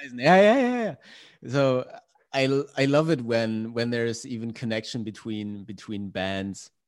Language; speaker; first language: English; non-native, fluent; German